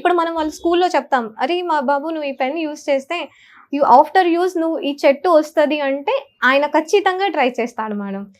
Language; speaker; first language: Telugu; non-native, local second language; Marathi